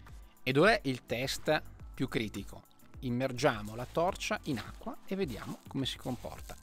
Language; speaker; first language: Italian; native; Italian